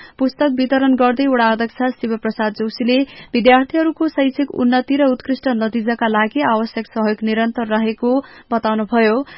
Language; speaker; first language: Nepali; native; Nepali